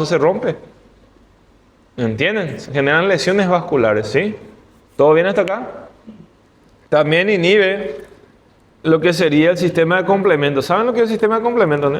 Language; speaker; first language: Spanish; non-native, fluent; Portuguese